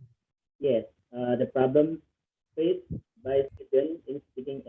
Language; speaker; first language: English; non-native, learner; Indonesian